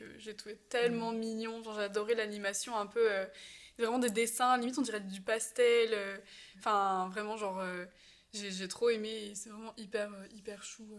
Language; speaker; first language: French; native; French